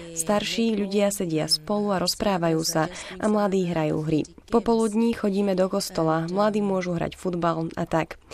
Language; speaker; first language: Slovak; native; Slovak